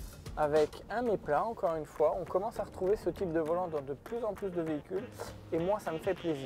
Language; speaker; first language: French; native; French